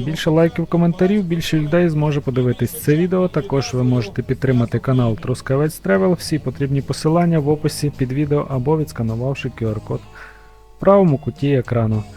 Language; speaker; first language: Ukrainian; native; Ukrainian